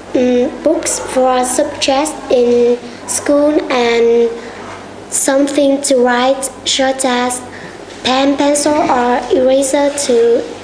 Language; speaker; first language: English; non-native, learner; Vietnamese